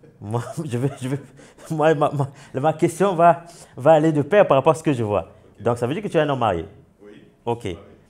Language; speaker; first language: French; non-native, local second language; Wolof